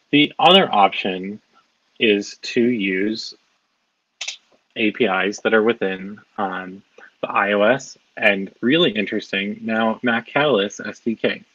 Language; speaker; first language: English; native; English